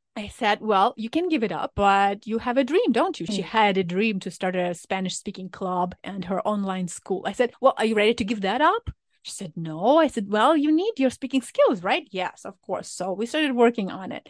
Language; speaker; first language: English; non-native, fluent; Ukrainian